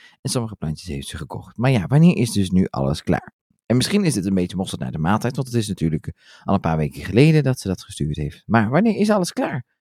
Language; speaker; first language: Dutch; native; Dutch